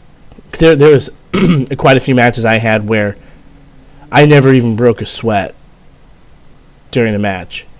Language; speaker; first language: English; native; English